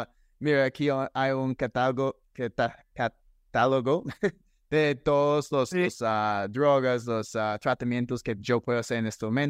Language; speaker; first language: Spanish; non-native, fluent; English